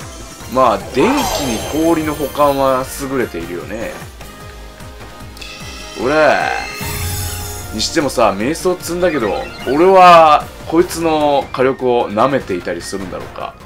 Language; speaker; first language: Japanese; native; Japanese